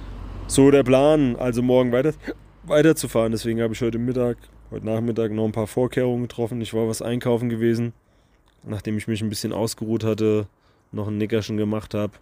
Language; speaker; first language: German; native; German